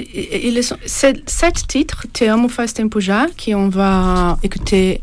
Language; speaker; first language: French; non-native, fluent; Portuguese